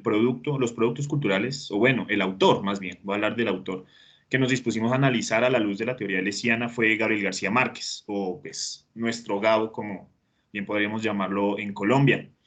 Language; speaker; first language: Spanish; native; Spanish